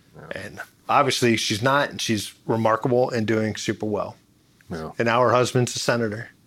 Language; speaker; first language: English; native; English